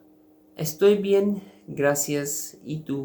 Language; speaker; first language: Spanish; non-native, learner; Urdu